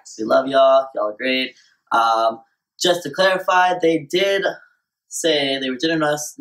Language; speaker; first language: English; native; English